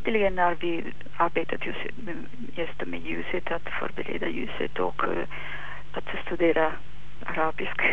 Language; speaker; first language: Swedish; non-native, fluent; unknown